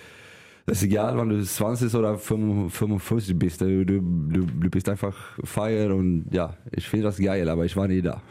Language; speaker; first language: German; non-native, learner; Swedish